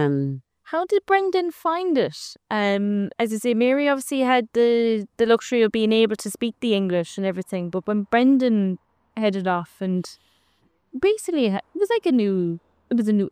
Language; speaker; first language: English; native; English